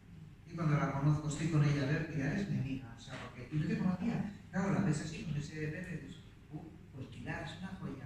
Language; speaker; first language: Spanish; native; Spanish